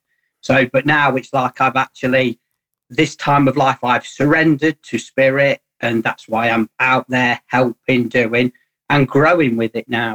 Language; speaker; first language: English; native; English